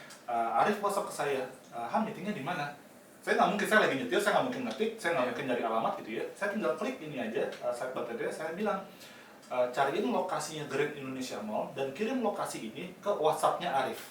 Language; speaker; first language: Indonesian; native; Indonesian